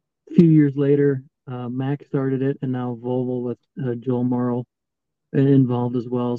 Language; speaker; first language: English; native; English